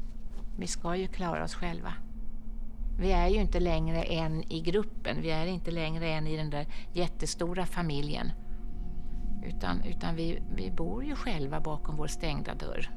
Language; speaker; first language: Swedish; native; Swedish